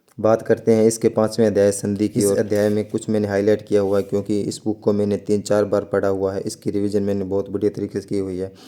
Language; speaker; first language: Hindi; native; Hindi